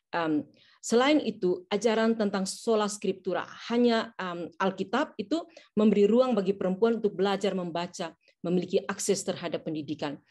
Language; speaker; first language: Indonesian; native; Indonesian